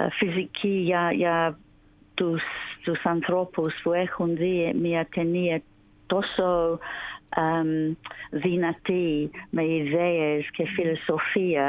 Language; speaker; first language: Greek; non-native, learner; English